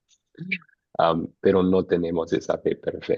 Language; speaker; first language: Spanish; non-native, fluent; English